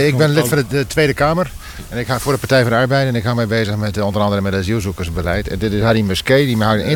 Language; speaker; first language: Dutch; native; Dutch